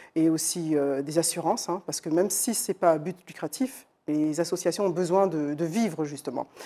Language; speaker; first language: French; native; French